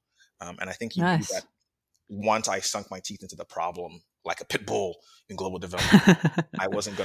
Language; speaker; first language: English; non-native, local second language; Akan